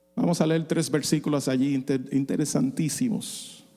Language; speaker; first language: Spanish; non-native, fluent; English